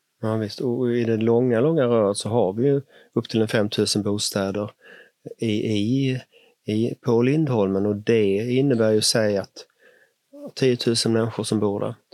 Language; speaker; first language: Swedish; native; Swedish